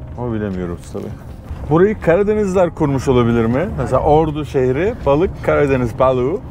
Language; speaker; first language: Turkish; native; Turkish